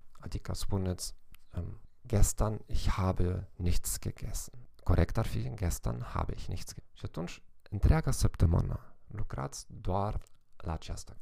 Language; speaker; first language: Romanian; non-native, fluent; German